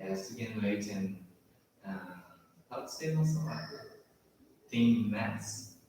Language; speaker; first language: English; non-native, learner; Portuguese